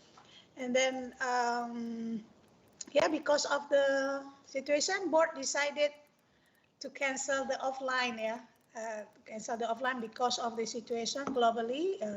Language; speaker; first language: English; non-native, fluent; Indonesian